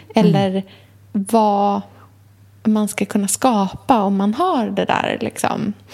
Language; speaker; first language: Swedish; native; Swedish